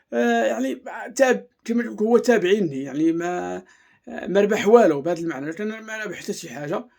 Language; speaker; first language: Arabic; native; Arabic